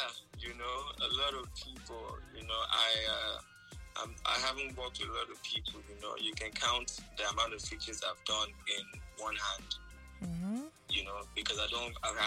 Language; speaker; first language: English; non-native, local second language; Yoruba